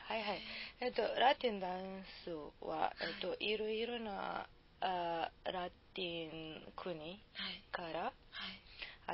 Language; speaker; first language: Japanese; non-native, learner; Serbian